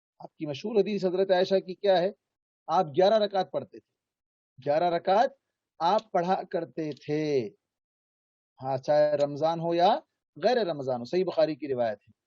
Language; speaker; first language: Urdu; native; Urdu